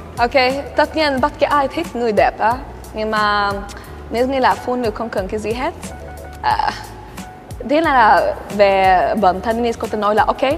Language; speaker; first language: Vietnamese; early bilingual, heritage; Swedish